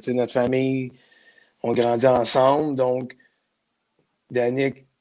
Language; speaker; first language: French; native; French